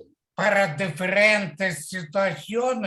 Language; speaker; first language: Spanish; non-native, learner; Russian